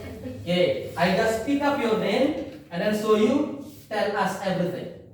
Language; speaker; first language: English; non-native, fluent; Indonesian